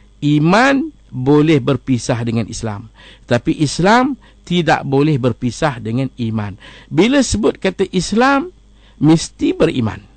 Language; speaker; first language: Malay; native; Malay